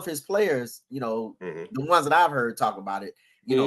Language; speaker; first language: English; native; English